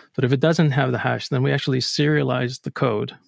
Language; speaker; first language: English; non-native, fluent; Icelandic